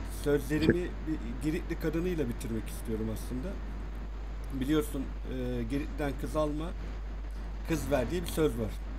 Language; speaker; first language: Turkish; native; Turkish